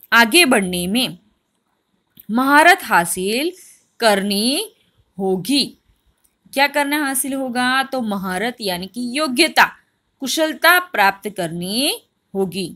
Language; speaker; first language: Hindi; non-native, local second language; Gujarati